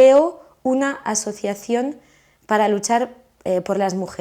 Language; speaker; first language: Spanish; non-native, fluent; French